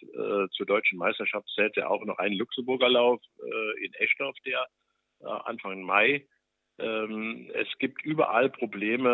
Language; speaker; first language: German; native; German